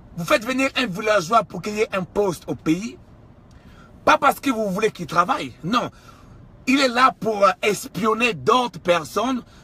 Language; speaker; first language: French; non-native, local second language; Kongo